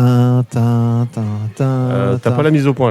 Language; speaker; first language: French; native; French